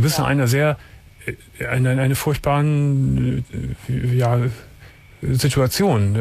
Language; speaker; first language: German; native; German